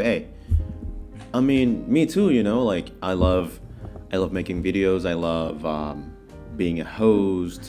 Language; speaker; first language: English; non-native, fluent; Indonesian